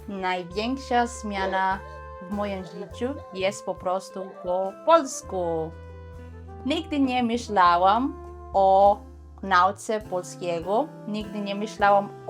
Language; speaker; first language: Polish; non-native, learner; Italian